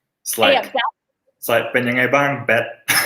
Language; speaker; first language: Thai; non-native, fluent; English